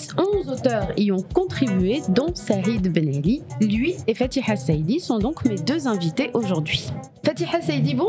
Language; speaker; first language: French; non-native, local second language; Arabic